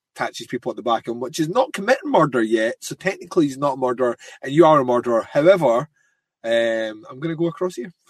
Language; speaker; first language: English; native; English